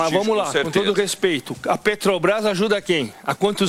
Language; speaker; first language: Portuguese; native; Portuguese